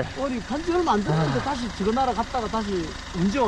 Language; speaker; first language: Korean; non-native, fluent; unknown